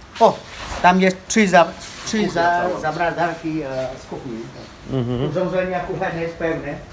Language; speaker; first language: Polish; non-native, learner; Khmer